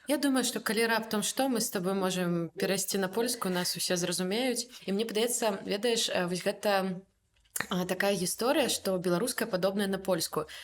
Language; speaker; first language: Belarusian; native; Belarusian